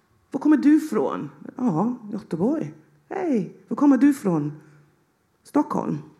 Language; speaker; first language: Swedish; non-native, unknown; English